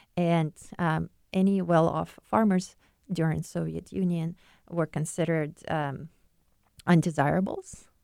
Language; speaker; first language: English; non-native, fluent; Ukrainian